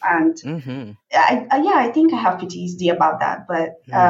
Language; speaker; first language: English; non-native, fluent; Russian